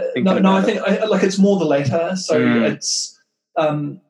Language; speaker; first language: English; native; English